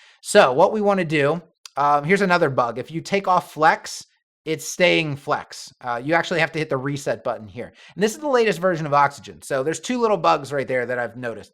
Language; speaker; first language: English; native; English